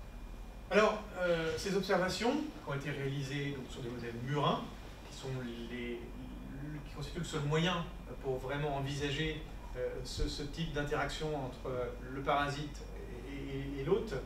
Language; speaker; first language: French; native; French